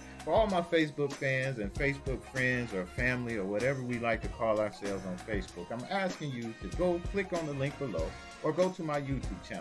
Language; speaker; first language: English; native; English